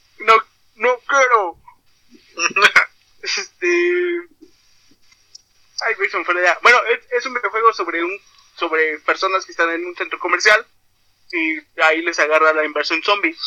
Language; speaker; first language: Spanish; native; Spanish